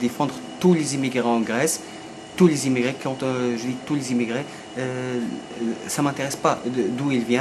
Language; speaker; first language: French; non-native, learner; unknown